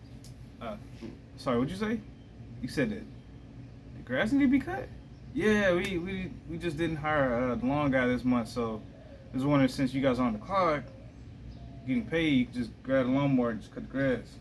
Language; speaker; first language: English; native; English